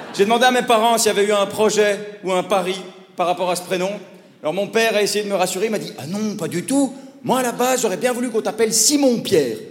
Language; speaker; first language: French; native; French